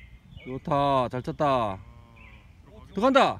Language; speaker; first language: Korean; native; Korean